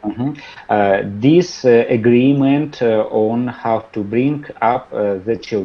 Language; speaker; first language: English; non-native, learner; Russian